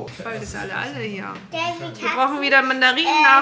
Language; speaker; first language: German; native; German